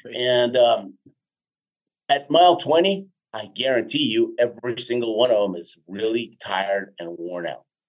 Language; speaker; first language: English; early bilingual, other home language; Spanish